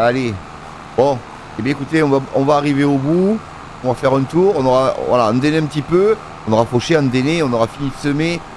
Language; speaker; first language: French; native; French